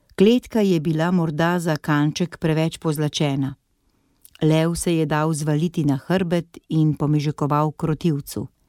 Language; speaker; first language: Slovenian; native; Slovenian